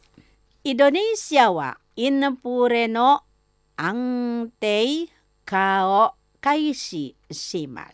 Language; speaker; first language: Japanese; non-native, fluent; Indonesian